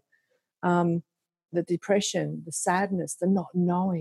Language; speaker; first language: English; native; English